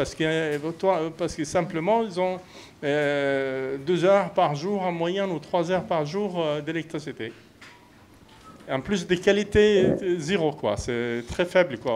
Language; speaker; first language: French; non-native, fluent; Arabic